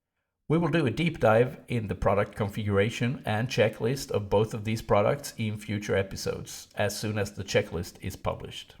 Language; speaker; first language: English; non-native, fluent; Swedish